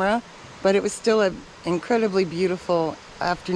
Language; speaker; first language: English; native; English